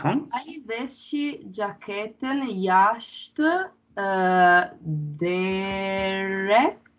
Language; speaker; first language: Albanian; non-native, learner; Italian